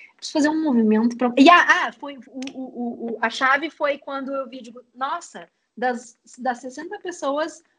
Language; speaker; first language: Portuguese; native; Portuguese